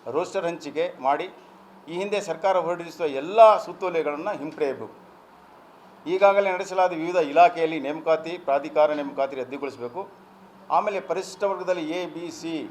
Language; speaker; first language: Kannada; non-native, local second language; Lambadi